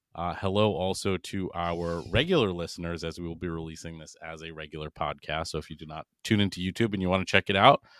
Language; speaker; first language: English; native; English